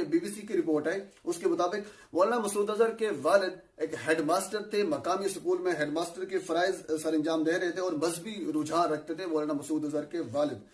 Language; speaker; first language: Urdu; non-native, local second language; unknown